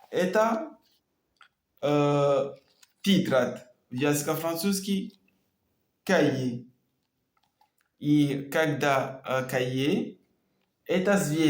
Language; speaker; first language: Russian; non-native, learner; French